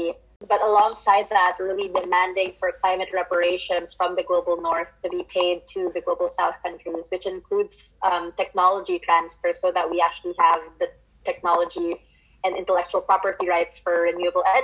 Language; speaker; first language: English; non-native, local second language; Filipino